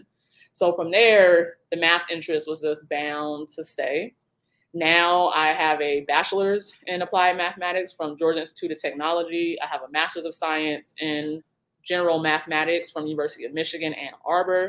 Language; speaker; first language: English; native; English